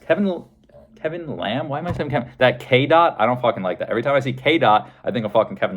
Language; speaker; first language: English; native; English